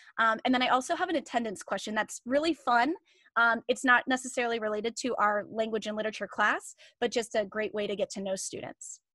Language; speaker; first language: English; native; English